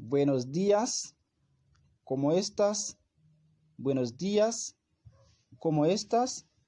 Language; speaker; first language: Spanish; non-native, learner; Haitian Creole